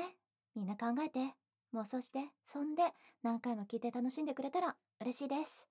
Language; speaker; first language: Japanese; native; Japanese